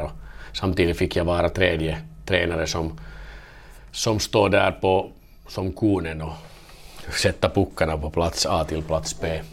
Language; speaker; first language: Swedish; non-native, learner; Finnish